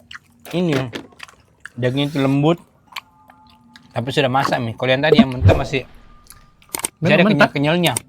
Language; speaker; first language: Malay; native; Malay